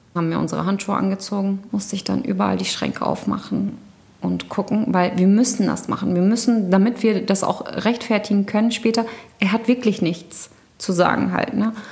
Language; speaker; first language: German; early bilingual, other home language; Turkish